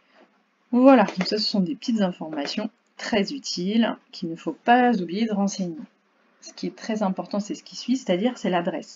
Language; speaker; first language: French; native; French